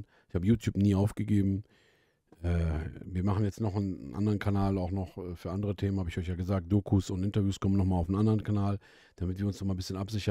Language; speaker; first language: German; native; German